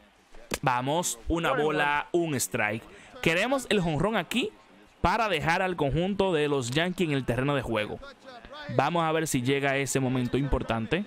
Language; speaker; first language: Spanish; native; Spanish